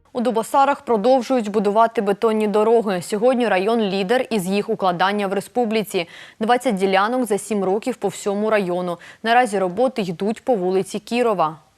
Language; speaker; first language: Ukrainian; native; Ukrainian